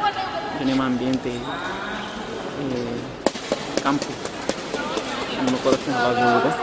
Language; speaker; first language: Portuguese; non-native, local second language; Tetum